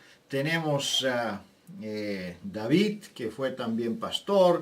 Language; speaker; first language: Spanish; non-native, fluent; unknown